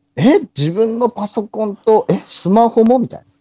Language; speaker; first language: Japanese; native; Japanese